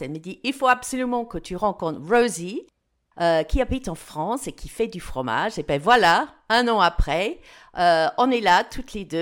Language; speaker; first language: French; non-native, fluent; English